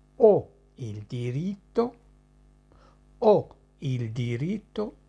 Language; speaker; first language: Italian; non-native, fluent; Arabic